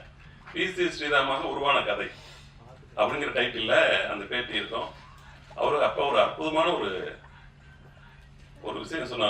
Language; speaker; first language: Tamil; native; Tamil